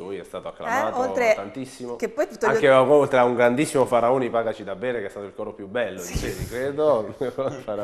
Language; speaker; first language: Italian; native; Italian